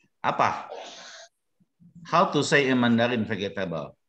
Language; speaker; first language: English; non-native, learner; Indonesian